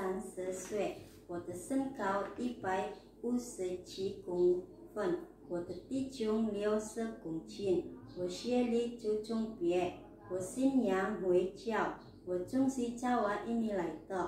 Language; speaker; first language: Chinese; non-native, learner; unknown